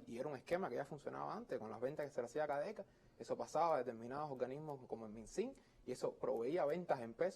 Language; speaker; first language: Spanish; native; Spanish